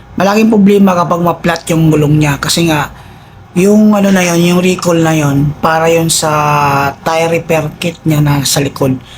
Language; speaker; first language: Filipino; non-native, local second language; Cebuano